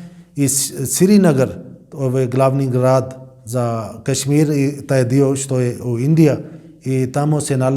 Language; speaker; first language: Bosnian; non-native, learner; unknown